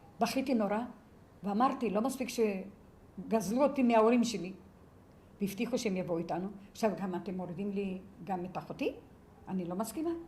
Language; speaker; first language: Hebrew; early bilingual, other home language; Yiddish